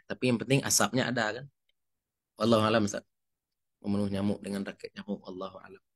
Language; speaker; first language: Indonesian; non-native, local second language; Minangkabau